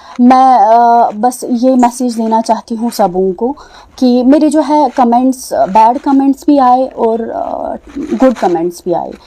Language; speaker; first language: Urdu; non-native, local second language; Kashmiri